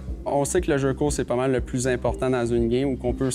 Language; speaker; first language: French; native; French